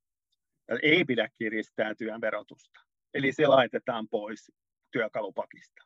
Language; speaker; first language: Finnish; non-native, local second language; Swedish